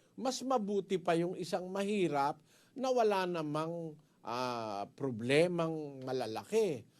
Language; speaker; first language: Filipino; native; Filipino